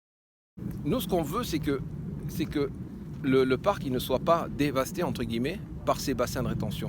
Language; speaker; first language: French; native; French